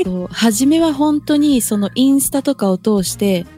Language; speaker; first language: Japanese; early bilingual, other home language; Portuguese